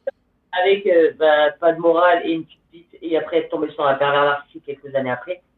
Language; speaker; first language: French; native; French